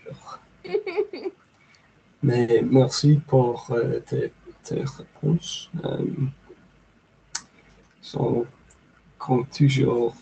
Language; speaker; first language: French; non-native, learner; English